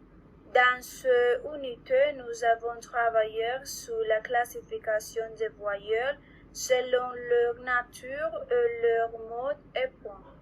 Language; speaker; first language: French; non-native, learner; Spanish